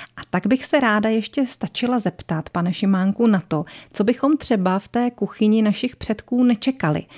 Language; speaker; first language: Czech; native; Czech